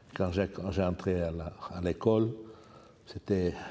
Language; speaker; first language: French; non-native, fluent; Portuguese